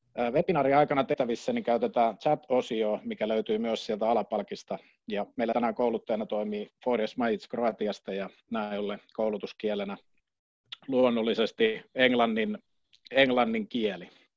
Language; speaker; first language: Finnish; native; Finnish